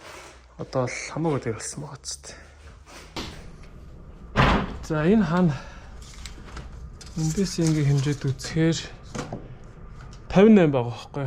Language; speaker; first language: Mongolian; native; Mongolian